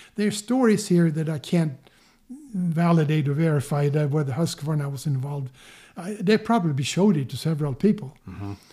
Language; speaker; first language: English; non-native, fluent; Swedish